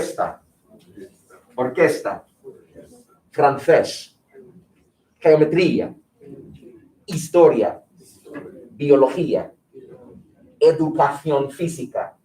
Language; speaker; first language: Spanish; non-native, fluent; English